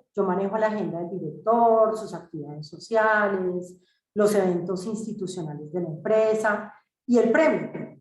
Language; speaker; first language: Spanish; native; Spanish